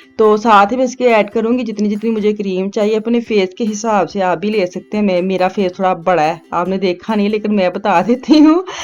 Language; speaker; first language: Urdu; non-native, local second language; Punjabi